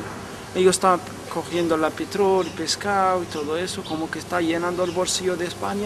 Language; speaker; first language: Spanish; non-native, learner; Arabic